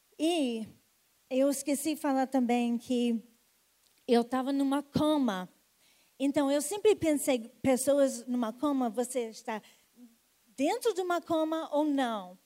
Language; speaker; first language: Portuguese; non-native, fluent; English